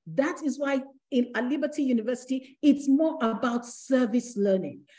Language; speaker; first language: English; non-native, local second language; Yoruba